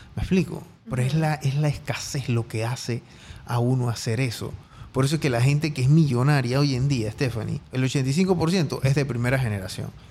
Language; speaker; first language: Spanish; native; Spanish